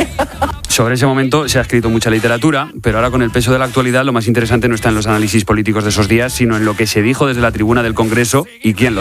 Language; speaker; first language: Spanish; native; Spanish